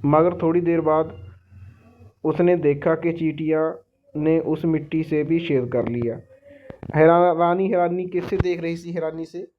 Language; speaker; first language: Hindi; non-native, local second language; Punjabi